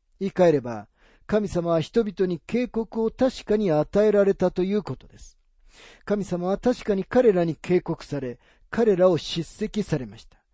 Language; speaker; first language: Japanese; native; Japanese